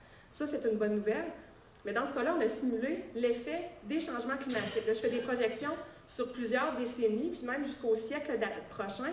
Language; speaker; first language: French; native; French